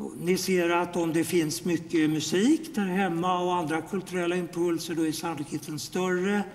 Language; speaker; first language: Swedish; native; Swedish